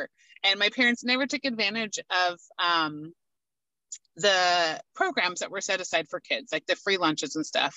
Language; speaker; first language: English; native; English